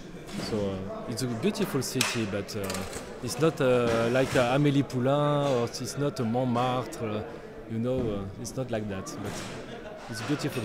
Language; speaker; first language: English; non-native, learner; French